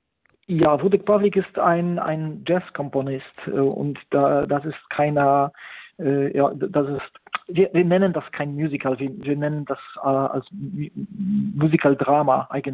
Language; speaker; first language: German; non-native, fluent; Polish